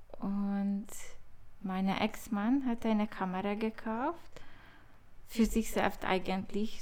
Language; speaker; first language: German; non-native, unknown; Hungarian